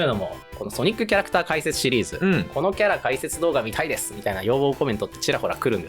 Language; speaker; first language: Japanese; native; Japanese